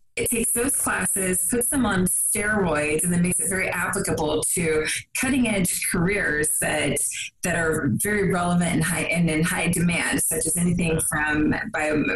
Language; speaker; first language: English; native; English